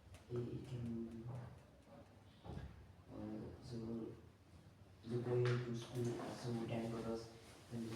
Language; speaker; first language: English; non-native, learner; Vietnamese